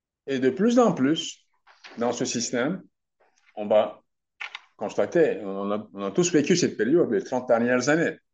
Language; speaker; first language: French; non-native, fluent; Turkish